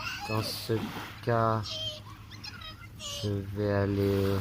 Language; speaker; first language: French; native; French